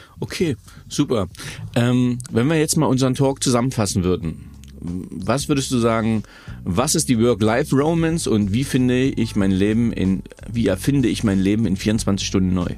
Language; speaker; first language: German; native; German